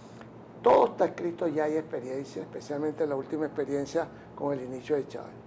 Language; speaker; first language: Spanish; native; Spanish